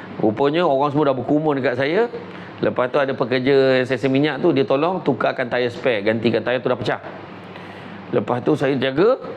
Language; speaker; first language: Malay; native; Malay